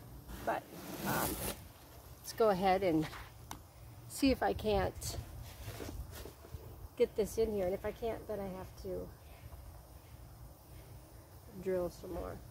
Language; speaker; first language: English; native; English